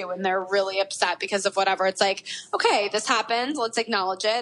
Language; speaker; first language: English; native; English